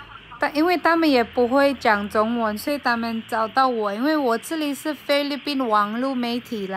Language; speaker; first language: Chinese; non-native, fluent; Filipino